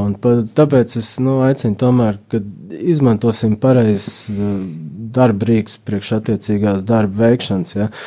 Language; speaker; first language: Latvian; native; Latvian